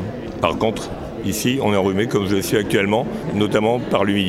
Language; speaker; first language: French; native; French